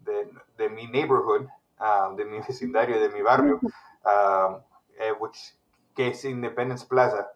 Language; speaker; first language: Spanish; early bilingual, heritage; Spanish